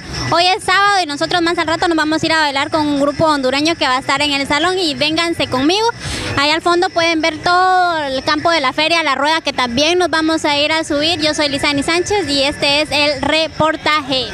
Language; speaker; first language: Spanish; native; Spanish